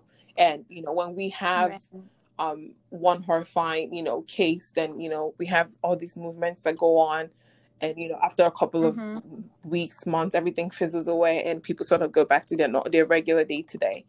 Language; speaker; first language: English; non-native, local second language; Igbo